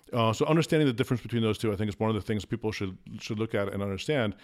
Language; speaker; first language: English; early bilingual, other home language; Afrikaans